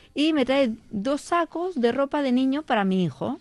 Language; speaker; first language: Spanish; non-native, local second language; Catalan